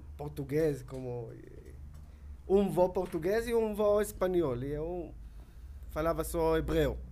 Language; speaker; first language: Portuguese; non-native, learner; Hebrew